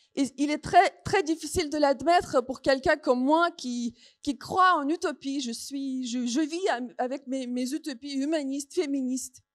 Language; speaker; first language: French; non-native, fluent; Ukrainian